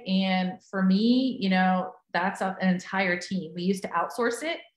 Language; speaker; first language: English; native; English